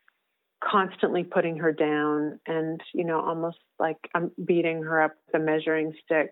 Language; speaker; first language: English; native; English